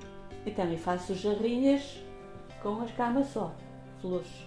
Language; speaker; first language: Portuguese; native; Portuguese